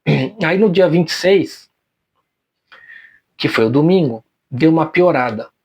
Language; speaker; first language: Portuguese; native; Portuguese